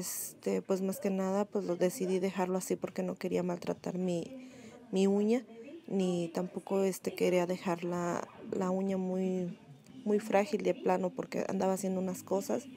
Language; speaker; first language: Spanish; native; Spanish